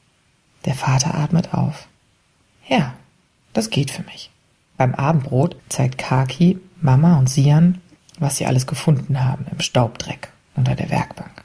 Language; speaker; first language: German; native; German